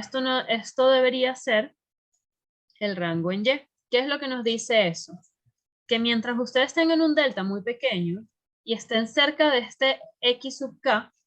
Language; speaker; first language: Spanish; native; Spanish